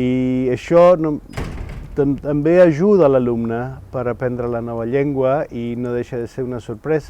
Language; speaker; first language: Catalan; non-native, fluent; Spanish